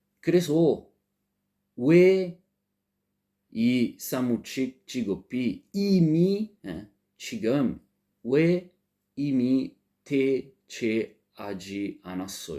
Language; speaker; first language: Korean; non-native, learner; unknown